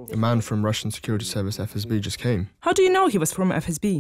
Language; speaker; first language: English; non-native, fluent; Ukrainian